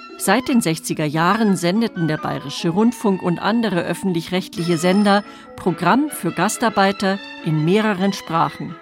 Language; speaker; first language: German; native; German